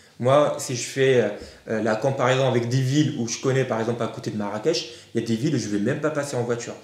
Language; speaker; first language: French; non-native, local second language; Arabic